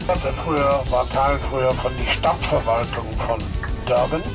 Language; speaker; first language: German; non-native, fluent; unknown